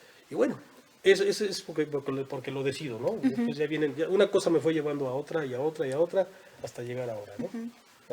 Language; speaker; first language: Spanish; native; Spanish